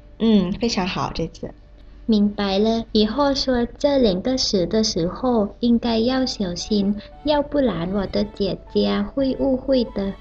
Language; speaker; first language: Chinese; early bilingual, heritage; Chinese